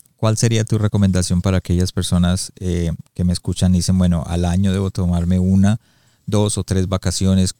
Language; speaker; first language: Spanish; early bilingual, heritage; Spanish